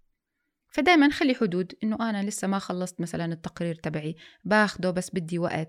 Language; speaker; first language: Arabic; native; Arabic